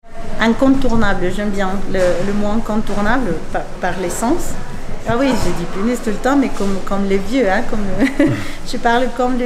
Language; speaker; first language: French; non-native, fluent; Spanish